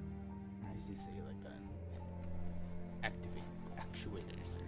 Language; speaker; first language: English; native; English